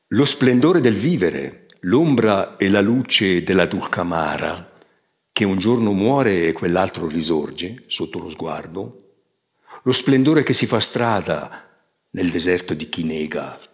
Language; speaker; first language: French; native; French